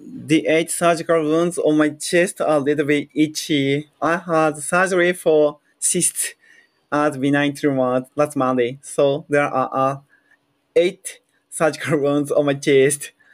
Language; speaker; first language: English; non-native, learner; Japanese